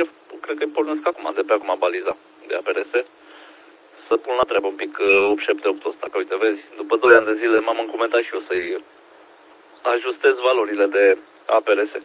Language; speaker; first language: Romanian; native; Romanian